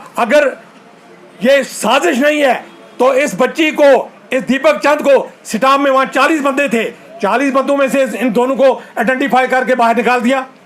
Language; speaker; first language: Hindi; non-native, local second language; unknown